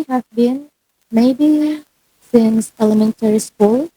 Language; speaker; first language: English; non-native, learner; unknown